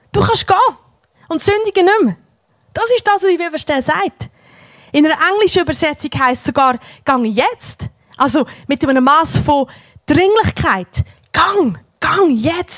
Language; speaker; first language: German; native; German